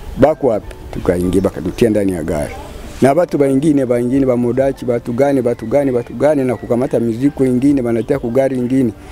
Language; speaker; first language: Swahili; non-native, local second language; Kinyarwanda